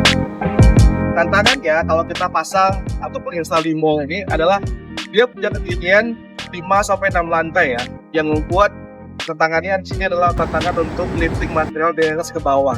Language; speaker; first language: Indonesian; native; Indonesian